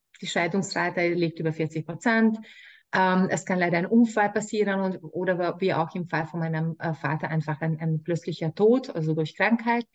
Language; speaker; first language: German; non-native, fluent; Hungarian